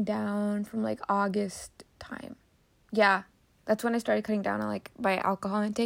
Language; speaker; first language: English; native; English